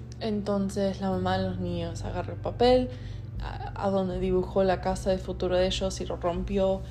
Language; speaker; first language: Spanish; early bilingual, heritage; Spanish